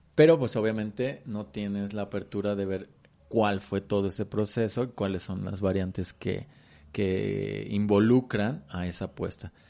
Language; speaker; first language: Spanish; native; Spanish